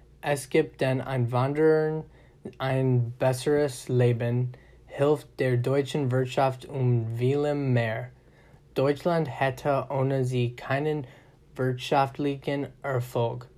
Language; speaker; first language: German; non-native, learner; English